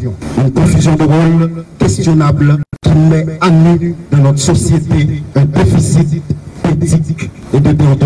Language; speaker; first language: French; non-native, local second language; Haitian Creole